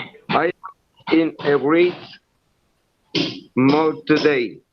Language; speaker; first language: English; non-native, learner; Spanish